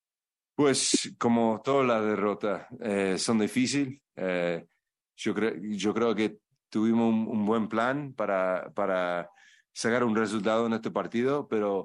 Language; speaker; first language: Spanish; non-native, fluent; English